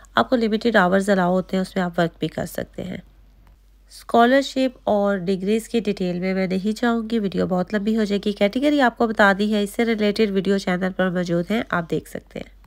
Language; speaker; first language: Urdu; native; Urdu